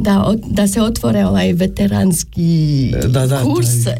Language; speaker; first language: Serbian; non-native, learner; French